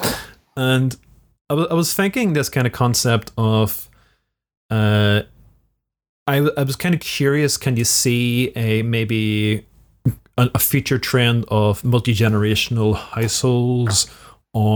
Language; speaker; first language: English; native; English